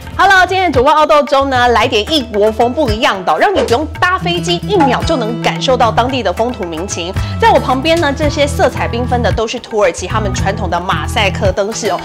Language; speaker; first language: Chinese; native; Chinese